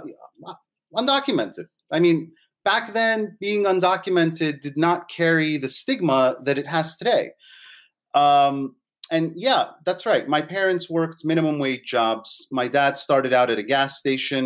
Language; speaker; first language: English; native; English